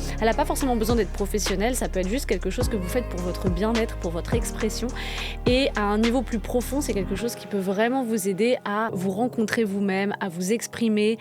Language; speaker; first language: French; native; French